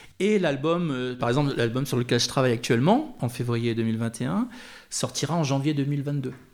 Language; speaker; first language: French; native; French